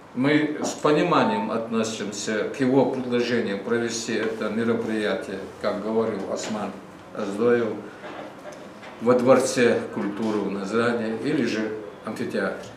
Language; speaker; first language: Russian; non-native, local second language; Ingush